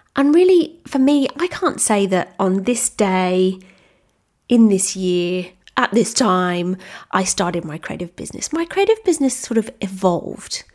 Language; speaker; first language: English; native; English